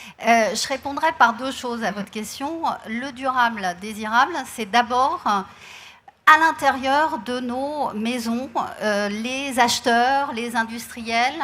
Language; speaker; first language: French; native; French